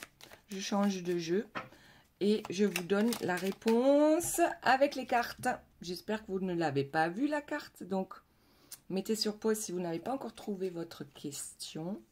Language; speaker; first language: French; native; French